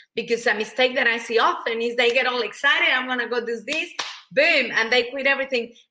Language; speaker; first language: English; non-native, fluent; Spanish